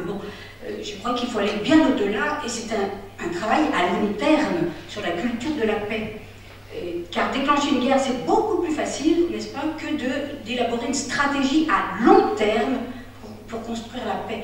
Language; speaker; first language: French; native; French